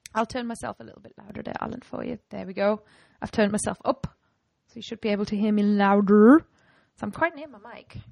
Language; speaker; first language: English; non-native, fluent; German